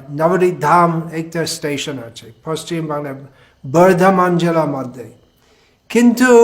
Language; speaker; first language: Bangla; non-native, fluent; English